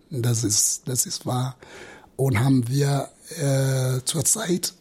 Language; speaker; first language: German; non-native, fluent; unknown